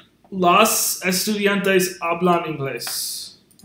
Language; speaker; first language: Spanish; non-native, learner; English